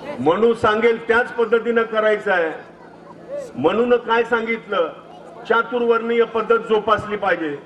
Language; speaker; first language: Marathi; native; Marathi